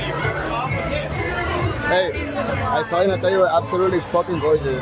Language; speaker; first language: English; early bilingual, other home language; Spanish